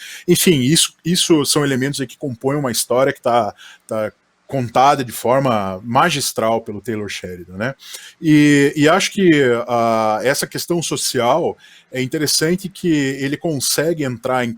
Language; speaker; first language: Portuguese; native; Portuguese